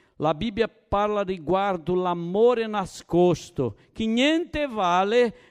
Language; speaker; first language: Italian; non-native, fluent; Portuguese